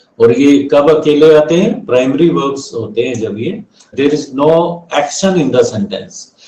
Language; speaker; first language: Hindi; native; Hindi